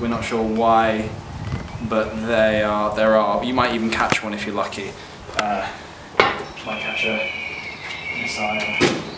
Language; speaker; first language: English; native; English